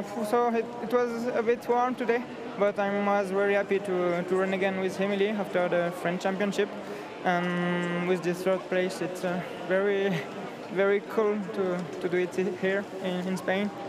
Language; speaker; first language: English; non-native, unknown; French